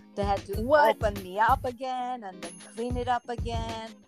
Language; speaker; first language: English; early bilingual, other home language; Armenian